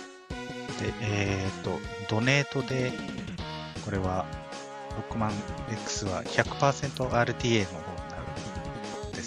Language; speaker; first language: Japanese; native; Japanese